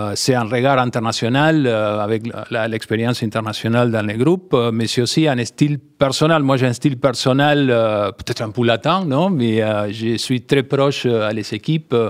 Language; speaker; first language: French; non-native, fluent; Spanish